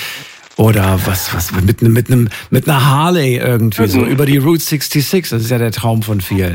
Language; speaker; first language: German; native; German